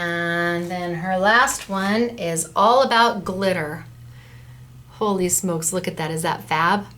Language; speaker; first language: English; native; English